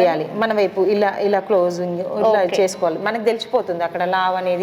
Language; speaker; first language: Telugu; native; Telugu